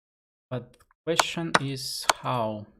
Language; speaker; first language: English; non-native, fluent; Russian